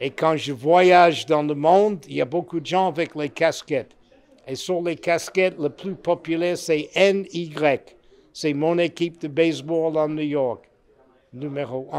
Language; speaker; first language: French; non-native, fluent; English